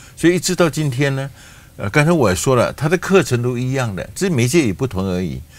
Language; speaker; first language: Chinese; native; Chinese